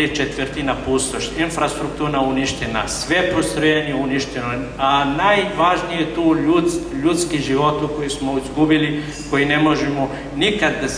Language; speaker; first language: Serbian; non-native, fluent; Arabic